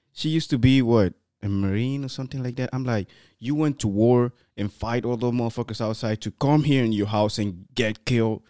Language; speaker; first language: English; non-native, fluent; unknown